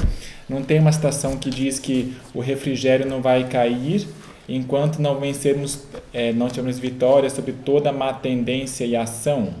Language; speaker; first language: Portuguese; native; Portuguese